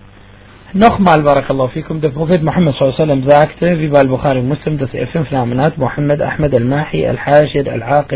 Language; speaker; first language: German; non-native, fluent; Arabic